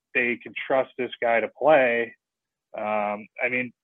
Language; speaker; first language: English; native; English